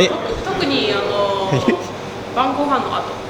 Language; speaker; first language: Japanese; non-native, fluent; Icelandic